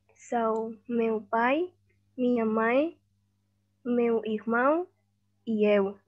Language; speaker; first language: Portuguese; non-native, learner; Indonesian